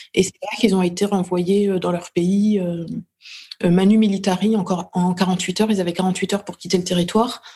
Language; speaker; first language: French; native; French